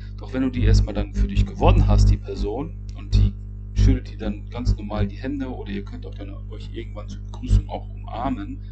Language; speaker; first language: German; native; German